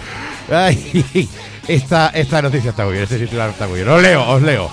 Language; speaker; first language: Spanish; native; Spanish